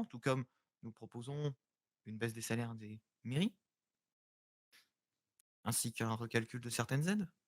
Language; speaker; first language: French; native; French